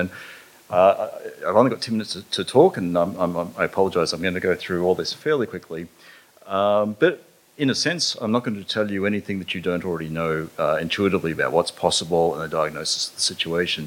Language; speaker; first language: English; native; English